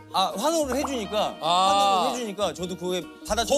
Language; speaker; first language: Korean; native; Korean